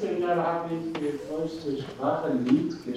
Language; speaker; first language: German; non-native, learner; Turkish